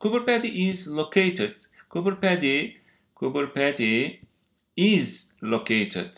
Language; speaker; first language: English; non-native, fluent; Turkish